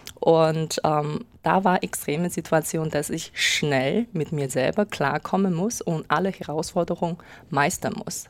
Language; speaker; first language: German; non-native, fluent; Chinese